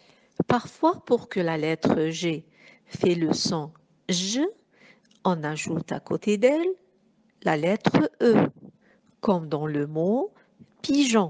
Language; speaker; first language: French; non-native, local second language; Arabic